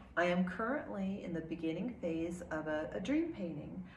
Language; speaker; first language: English; native; English